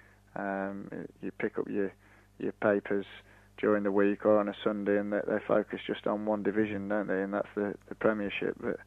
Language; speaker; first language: English; native; English